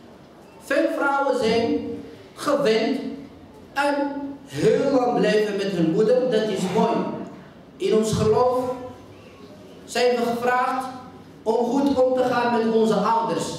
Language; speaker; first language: Dutch; non-native, fluent; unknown